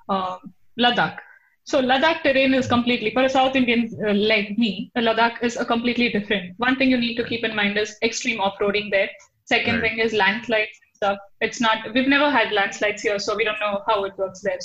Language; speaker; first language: English; non-native, local second language; Tulu